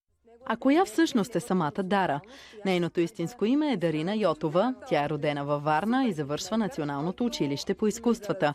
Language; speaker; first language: Bulgarian; native; Bulgarian